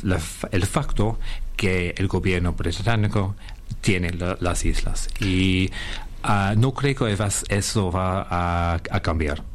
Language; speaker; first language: Spanish; non-native, fluent; English